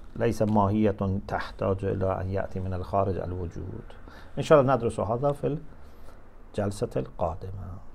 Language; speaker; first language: Arabic; non-native, fluent; Persian